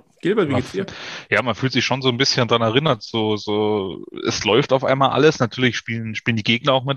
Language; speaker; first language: German; native; German